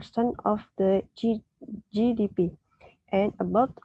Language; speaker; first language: English; non-native, learner; Indonesian